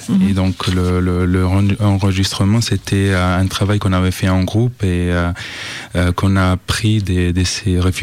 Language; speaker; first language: French; non-native, fluent; Italian